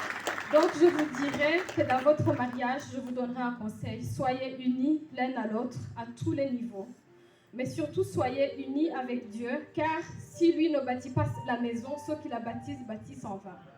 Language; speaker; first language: French; native; French